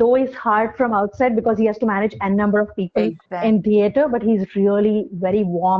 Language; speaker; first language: English; non-native, local second language; Telugu